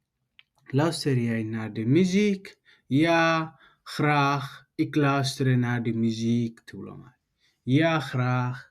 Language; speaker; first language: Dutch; non-native, fluent; Tigrinya